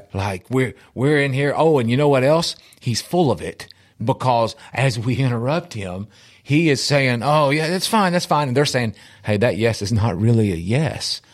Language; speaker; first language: English; native; English